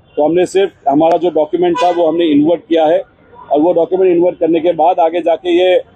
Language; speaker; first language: Hindi; non-native, local second language; Marathi